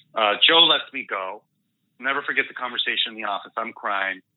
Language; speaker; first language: English; early bilingual, other home language; Spanish